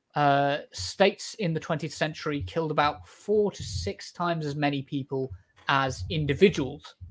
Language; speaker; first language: English; native; English